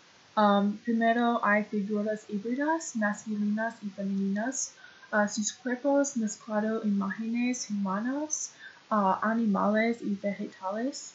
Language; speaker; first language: Spanish; non-native, learner; English